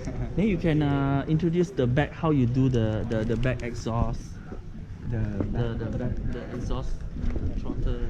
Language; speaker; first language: English; non-native, learner; Cantonese